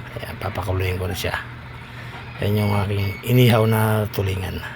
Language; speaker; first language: Filipino; non-native, local second language; Bikol